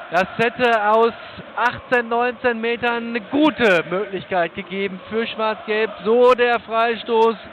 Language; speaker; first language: German; native; German